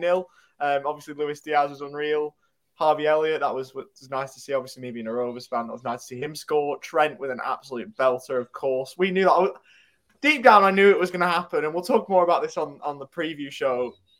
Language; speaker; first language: English; native; English